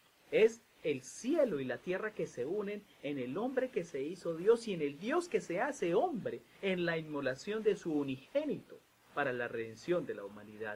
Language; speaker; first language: Spanish; native; Spanish